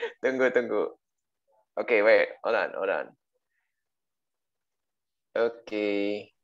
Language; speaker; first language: English; non-native, learner; Indonesian